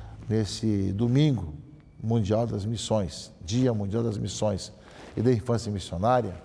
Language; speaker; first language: Portuguese; native; Portuguese